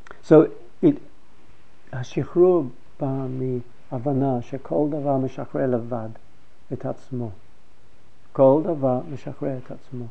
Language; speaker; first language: Hebrew; non-native, fluent; English